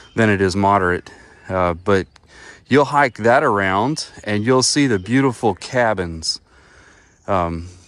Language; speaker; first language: English; native; English